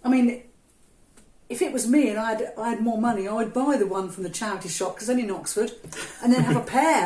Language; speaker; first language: English; native; English